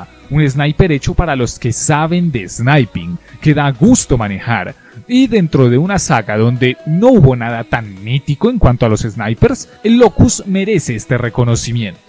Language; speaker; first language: Spanish; native; Spanish